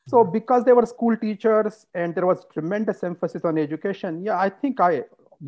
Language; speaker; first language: English; non-native, local second language; Hindi